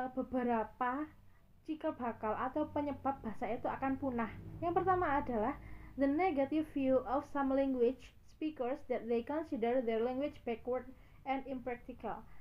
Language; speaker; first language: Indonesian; non-native, local second language; Javanese